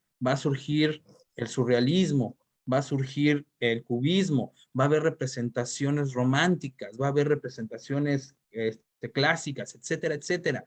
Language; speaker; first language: Spanish; native; Spanish